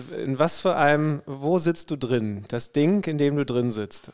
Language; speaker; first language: German; non-native, fluent; Danish